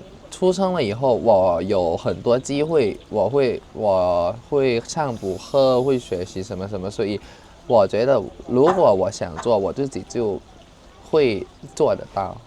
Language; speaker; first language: Chinese; non-native, fluent; Thai